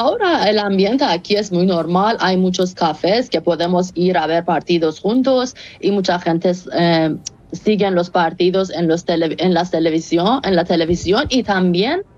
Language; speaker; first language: Spanish; non-native, fluent; Persian